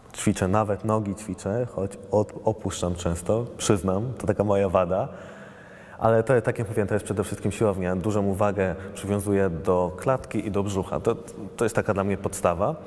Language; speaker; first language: Polish; non-native, fluent; Italian